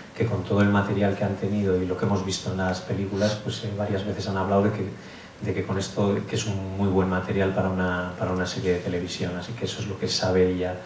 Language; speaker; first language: Spanish; native; Spanish